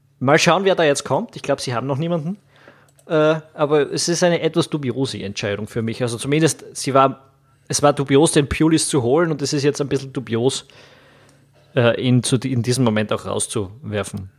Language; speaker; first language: German; native; German